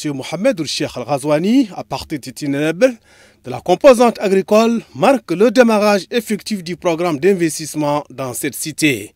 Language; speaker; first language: French; non-native, local second language; Arabic